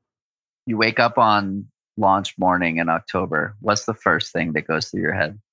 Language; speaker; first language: English; native; English